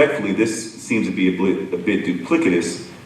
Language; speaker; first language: English; native; English